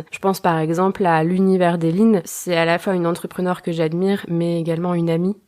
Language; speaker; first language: French; native; French